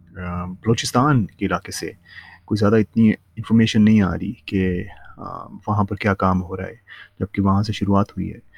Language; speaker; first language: Urdu; native; Urdu